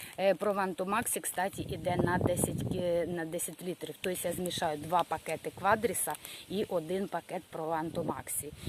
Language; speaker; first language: Ukrainian; non-native, local second language; Russian